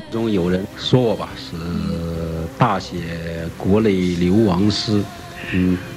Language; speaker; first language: Chinese; native; Chinese